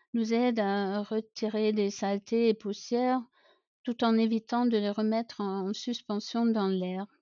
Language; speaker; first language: French; non-native, fluent; German